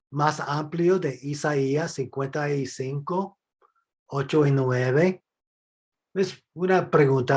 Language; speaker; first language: Spanish; non-native, fluent; English